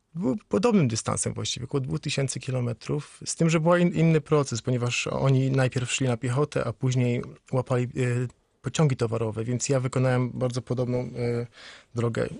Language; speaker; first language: Polish; native; Polish